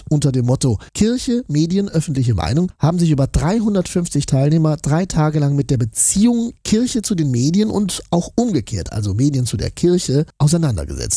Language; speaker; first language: German; native; German